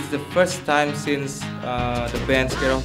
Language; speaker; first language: English; non-native, learner; Indonesian